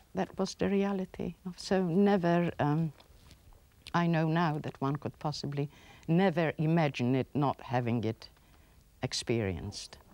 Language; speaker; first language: English; early bilingual, other home language; Polish